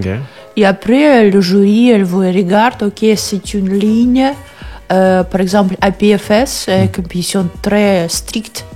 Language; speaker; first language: French; non-native, learner; Russian